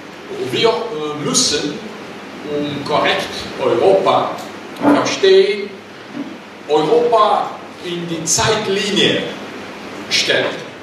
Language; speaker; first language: German; non-native, learner; Russian